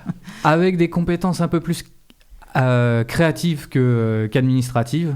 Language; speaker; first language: French; native; French